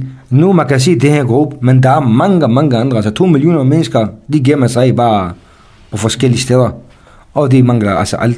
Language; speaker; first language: Danish; non-native, fluent; Kurdish